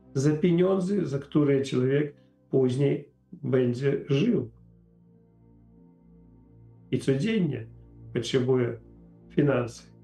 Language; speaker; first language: Polish; non-native, learner; Ukrainian